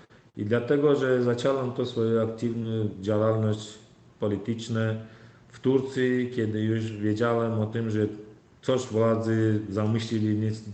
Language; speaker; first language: Polish; non-native, learner; Turkmen